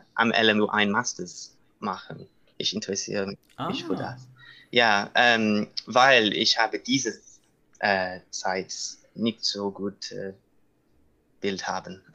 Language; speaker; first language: German; non-native, learner; English